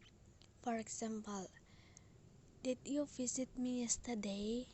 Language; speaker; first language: English; non-native, learner; Indonesian